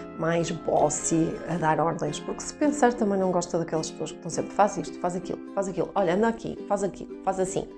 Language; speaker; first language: Portuguese; native; Portuguese